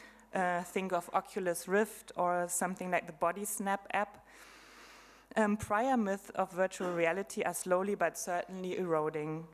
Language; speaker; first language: English; non-native, fluent; German